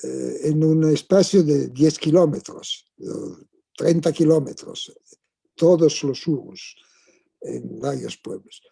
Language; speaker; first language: Spanish; non-native, fluent; Italian